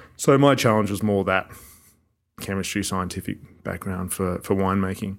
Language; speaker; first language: English; native; English